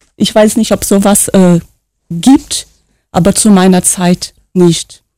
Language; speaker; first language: German; non-native, fluent; Portuguese